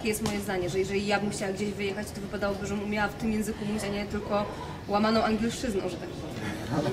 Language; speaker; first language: Polish; native; Polish